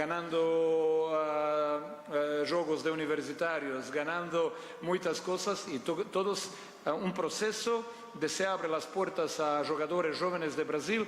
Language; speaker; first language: Spanish; non-native, fluent; Portuguese